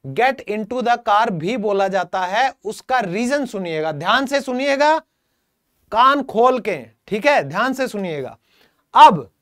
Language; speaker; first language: Hindi; native; Hindi